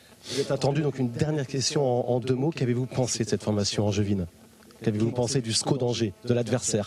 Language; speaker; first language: French; native; French